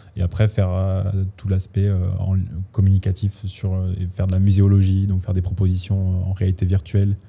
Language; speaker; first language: French; native; French